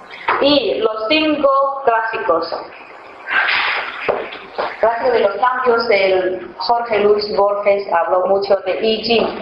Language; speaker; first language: Spanish; non-native, fluent; Chinese